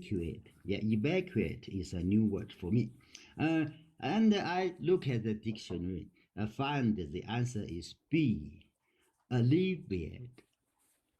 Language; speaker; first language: English; non-native, learner; Chinese